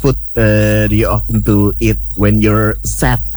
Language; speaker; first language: English; non-native, fluent; Indonesian